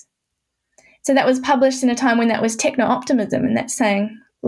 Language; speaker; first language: English; native; English